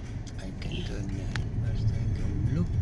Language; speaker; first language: English; non-native, fluent; Dutch